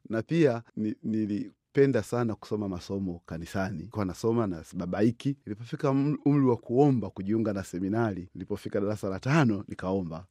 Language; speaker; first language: Swahili; native; Swahili